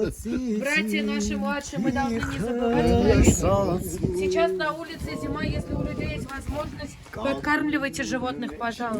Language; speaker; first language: Russian; native; Russian